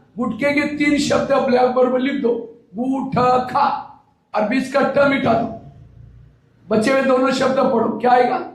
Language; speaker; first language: Hindi; non-native, local second language; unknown